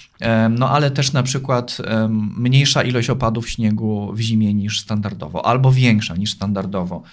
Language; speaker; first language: Polish; native; Polish